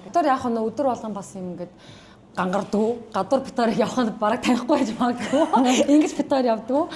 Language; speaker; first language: Mongolian; early bilingual, heritage; Mongolian